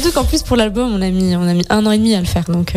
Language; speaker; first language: French; native; French